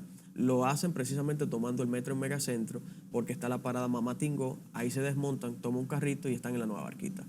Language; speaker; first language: Spanish; native; Spanish